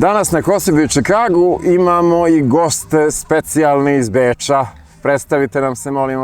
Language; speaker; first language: Bosnian; native; Bosnian